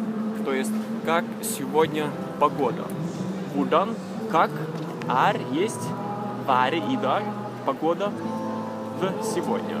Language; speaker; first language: Russian; non-native, fluent; Norwegian